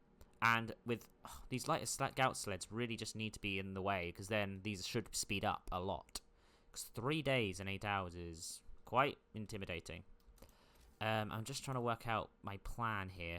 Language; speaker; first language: English; native; English